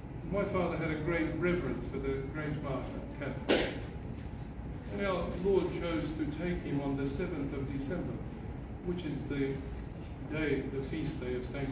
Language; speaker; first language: English; early bilingual, other home language; Russian